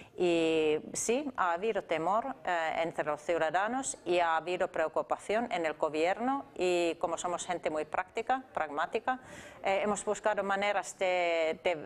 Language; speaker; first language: Spanish; non-native, fluent; Finnish